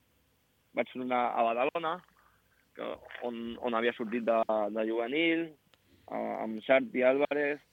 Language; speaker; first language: Catalan; non-native, local second language; Spanish